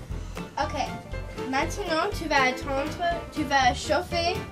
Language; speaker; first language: French; non-native, learner; English